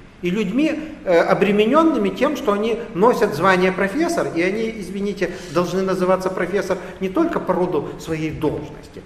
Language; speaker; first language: Russian; native; Russian